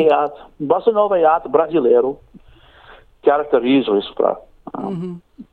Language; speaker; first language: Portuguese; non-native, learner; English